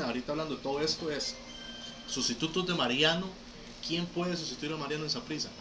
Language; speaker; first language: Spanish; native; Spanish